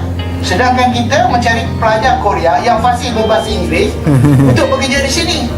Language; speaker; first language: Malay; native; Malay